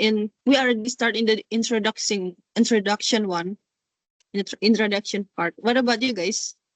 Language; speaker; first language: English; non-native, learner; Indonesian